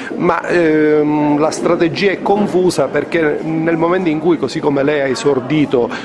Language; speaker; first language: Italian; native; Italian